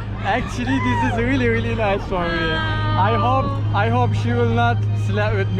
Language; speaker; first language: English; non-native, learner; Turkish